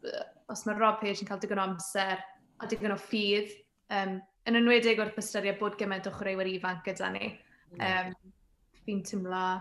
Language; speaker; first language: Welsh; native; Welsh